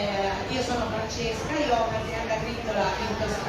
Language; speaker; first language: Italian; native; Italian